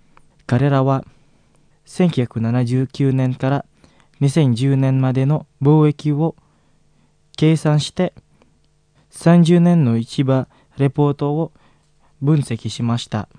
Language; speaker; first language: Japanese; non-native, fluent; Indonesian